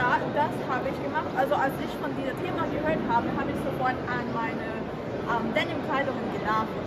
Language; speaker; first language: German; early bilingual, heritage; German